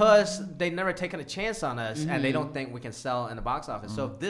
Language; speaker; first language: English; early bilingual, other home language; Cantonese